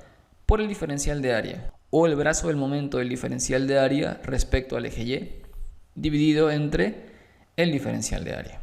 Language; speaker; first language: Spanish; native; Spanish